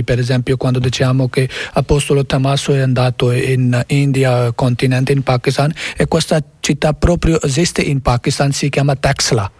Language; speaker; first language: Italian; non-native, learner; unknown